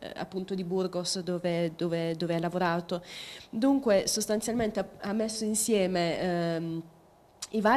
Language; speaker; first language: Italian; native; Italian